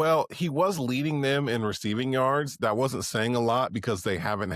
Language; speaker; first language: English; native; English